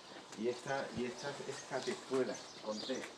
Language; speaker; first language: Spanish; native; Spanish